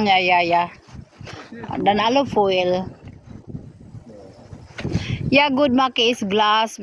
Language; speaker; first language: German; non-native, learner; Cebuano